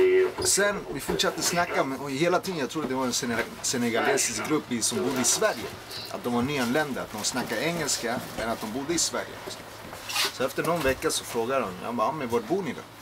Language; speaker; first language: Swedish; early bilingual, other home language; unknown